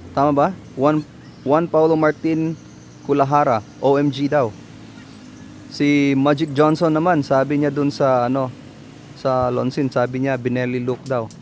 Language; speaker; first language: Filipino; non-native, local second language; Cebuano